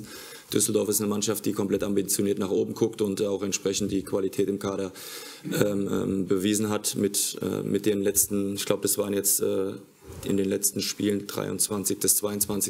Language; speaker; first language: German; native; German